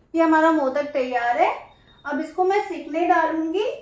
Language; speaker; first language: Hindi; native; Hindi